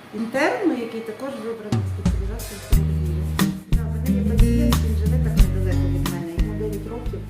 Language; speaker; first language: Ukrainian; native; Ukrainian